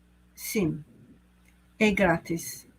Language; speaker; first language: Portuguese; non-native, learner; English